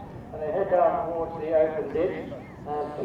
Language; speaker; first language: English; native; English